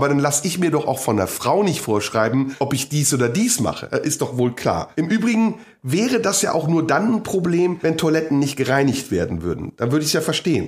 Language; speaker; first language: German; native; German